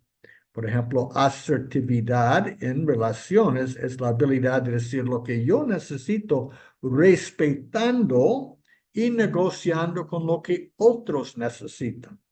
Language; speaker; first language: Spanish; non-native, fluent; English